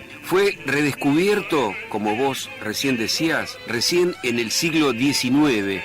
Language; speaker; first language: Spanish; native; Spanish